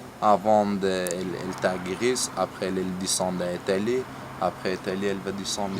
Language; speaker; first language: French; non-native, learner; Persian